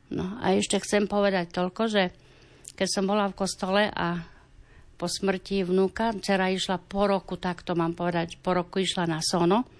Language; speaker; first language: Slovak; native; Slovak